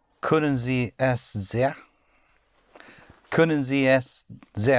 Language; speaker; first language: German; non-native, learner; English